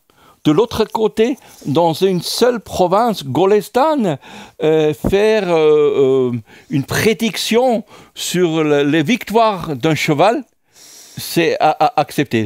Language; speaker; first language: French; non-native, fluent; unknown